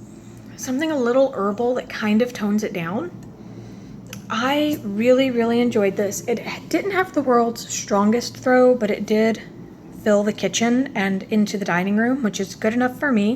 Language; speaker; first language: English; native; English